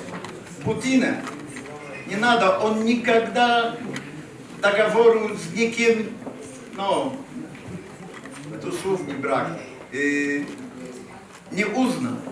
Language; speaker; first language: Russian; non-native, learner; Polish